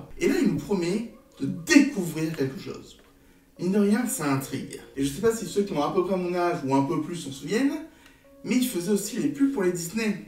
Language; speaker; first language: French; native; French